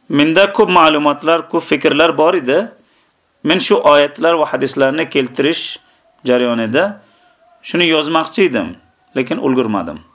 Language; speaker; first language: Uzbek; native; Uzbek